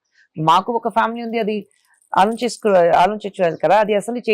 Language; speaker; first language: Telugu; non-native, local second language; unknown